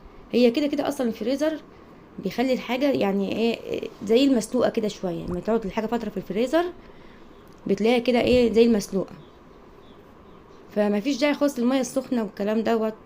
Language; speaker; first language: Arabic; native; Arabic